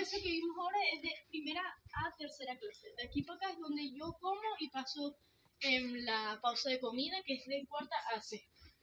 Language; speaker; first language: Spanish; early bilingual, heritage; Spanish